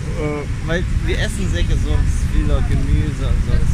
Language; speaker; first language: German; non-native, fluent; Vietnamese